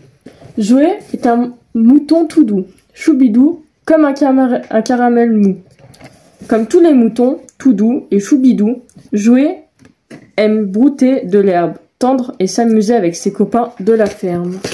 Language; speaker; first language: French; native; French